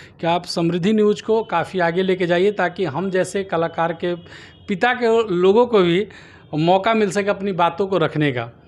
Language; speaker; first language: Hindi; native; Hindi